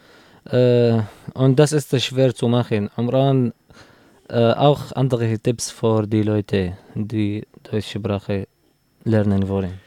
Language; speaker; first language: German; non-native, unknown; Arabic